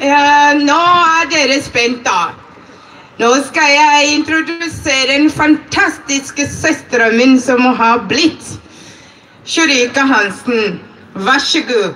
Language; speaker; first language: Norwegian; non-native, fluent; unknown